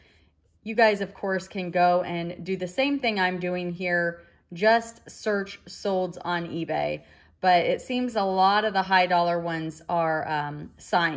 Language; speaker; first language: English; native; English